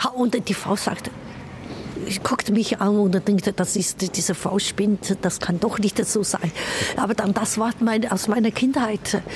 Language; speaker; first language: German; non-native, fluent; Chinese